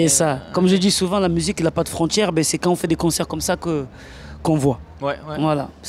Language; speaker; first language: French; native; French